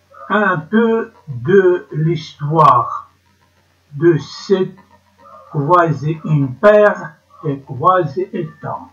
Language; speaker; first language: French; non-native, learner; Ukrainian